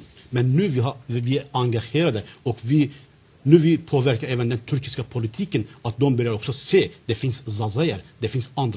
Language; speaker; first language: Swedish; non-native, fluent; Zaza